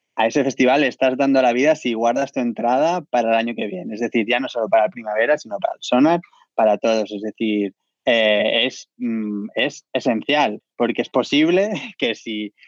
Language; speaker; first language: Spanish; native; Spanish